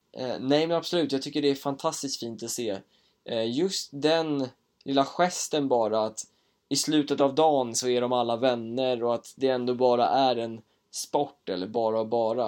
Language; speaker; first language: Swedish; native; Swedish